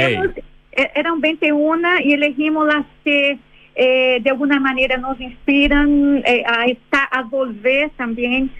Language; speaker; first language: Spanish; non-native, fluent; Portuguese